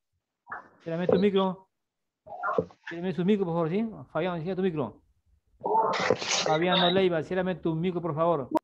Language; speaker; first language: Spanish; native; Spanish